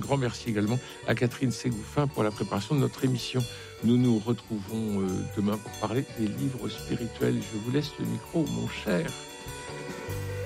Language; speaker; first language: French; native; French